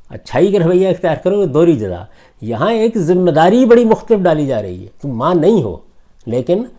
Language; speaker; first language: Urdu; non-native, local second language; Punjabi